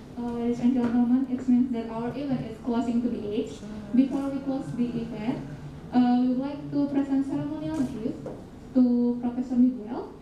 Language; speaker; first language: English; non-native, learner; Indonesian